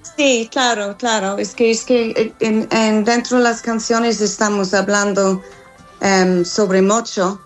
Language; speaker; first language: Spanish; non-native, learner; English